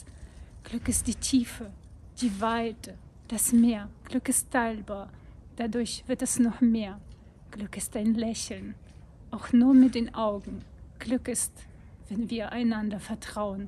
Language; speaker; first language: German; non-native, fluent; Russian